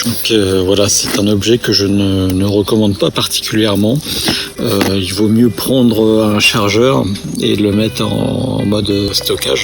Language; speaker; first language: French; native; French